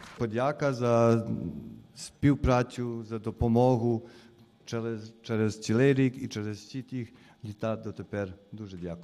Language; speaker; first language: Ukrainian; early bilingual, heritage; Ukrainian